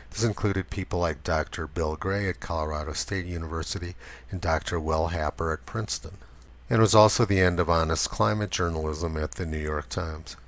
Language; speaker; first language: English; native; English